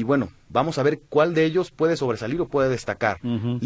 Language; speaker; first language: Spanish; native; Spanish